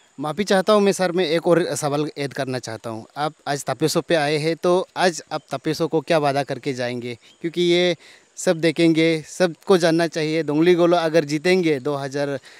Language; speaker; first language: Hindi; non-native, local second language; Nyishi